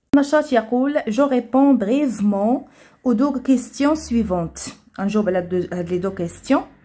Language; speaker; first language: French; non-native, local second language; Arabic